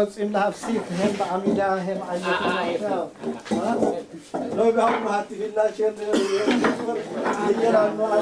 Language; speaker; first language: Hebrew; non-native, learner; Amharic